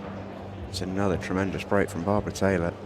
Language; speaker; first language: English; native; English